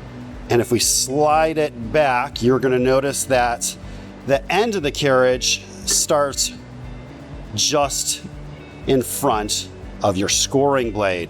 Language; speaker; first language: English; native; English